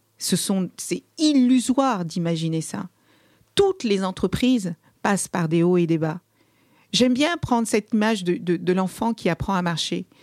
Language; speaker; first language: French; early bilingual, other home language; Kabuverdianu